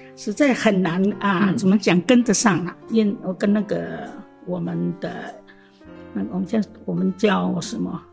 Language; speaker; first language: Chinese; non-native, local second language; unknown